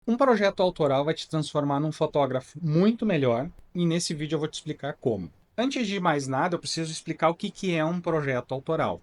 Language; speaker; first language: Portuguese; native; Portuguese